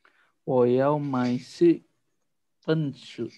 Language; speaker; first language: Chinese; non-native, learner; Indonesian